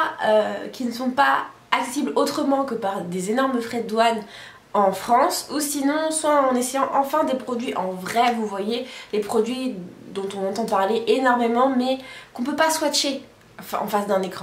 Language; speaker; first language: French; native; French